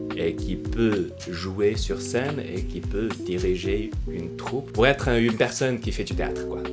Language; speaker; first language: French; non-native, fluent; Chinese